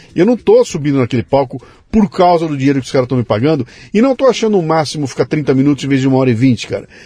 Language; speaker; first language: Portuguese; native; Portuguese